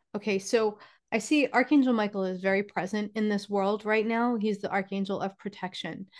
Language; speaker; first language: English; native; English